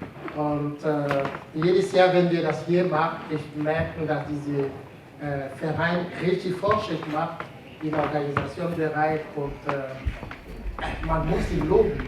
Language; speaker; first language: German; non-native, fluent; French